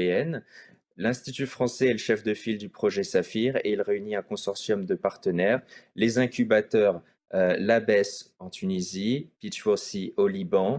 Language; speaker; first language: French; native; French